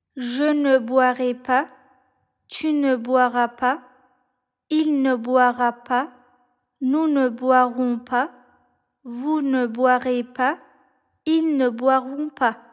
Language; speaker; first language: French; non-native, learner; Turkish